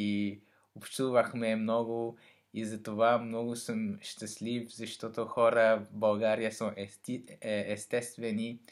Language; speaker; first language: Bulgarian; non-native, learner; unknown